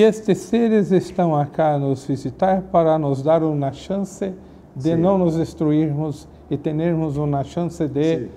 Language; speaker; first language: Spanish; non-native, learner; Portuguese